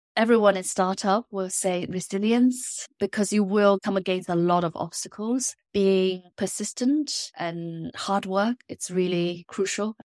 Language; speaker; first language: English; non-native, local second language; Chinese